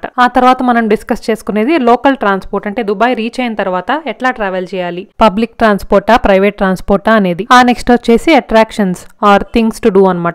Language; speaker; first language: Telugu; native; Telugu